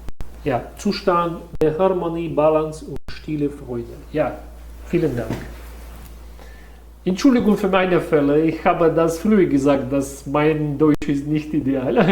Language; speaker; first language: German; non-native, learner; Russian